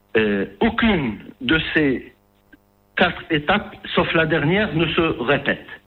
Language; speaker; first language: French; non-native, local second language; Arabic